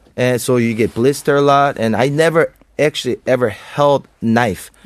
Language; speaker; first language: English; non-native, fluent; Korean